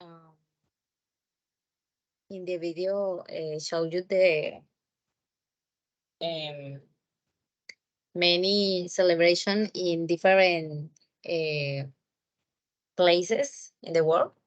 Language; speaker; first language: English; non-native, learner; Spanish